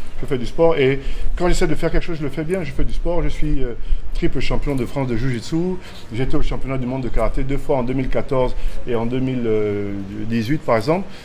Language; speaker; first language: French; native; French